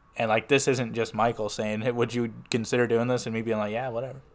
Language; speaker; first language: English; native; English